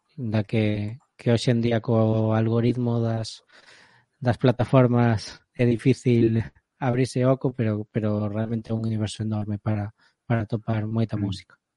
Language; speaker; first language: Galician; native; Galician